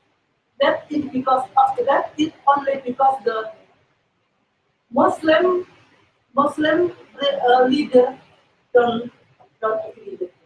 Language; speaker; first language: English; non-native, learner; Indonesian